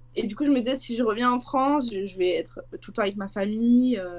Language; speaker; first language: French; native; French